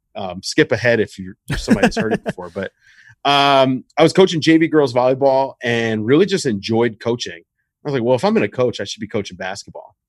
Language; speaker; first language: English; native; English